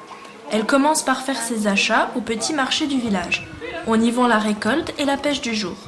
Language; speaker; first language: French; native; French